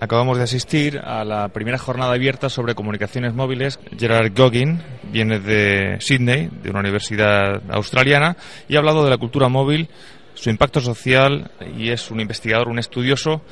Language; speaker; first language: Spanish; native; Spanish